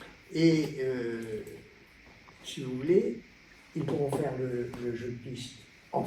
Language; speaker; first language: French; native; French